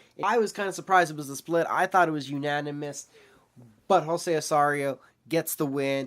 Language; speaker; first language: English; native; English